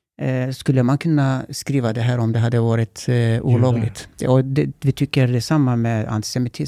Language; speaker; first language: Swedish; early bilingual, other home language; Turkish